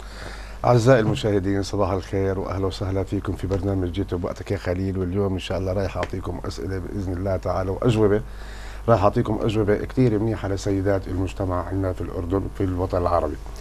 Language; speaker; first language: Arabic; native; Arabic